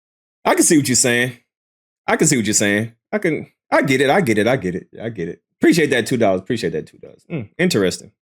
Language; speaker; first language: English; native; English